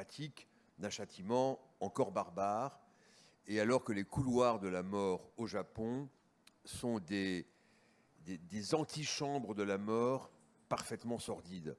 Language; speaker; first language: French; native; French